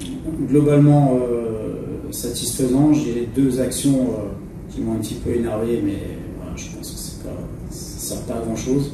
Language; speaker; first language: French; native; French